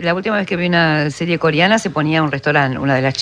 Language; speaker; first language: Spanish; native; Spanish